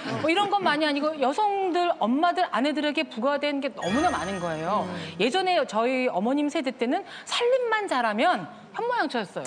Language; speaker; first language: Korean; native; Korean